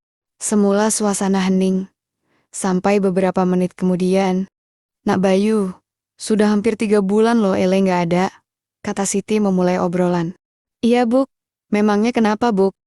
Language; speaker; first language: Indonesian; native; Indonesian